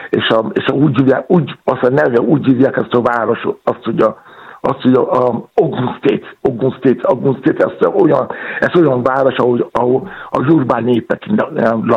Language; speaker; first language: Hungarian; non-native, fluent; Yoruba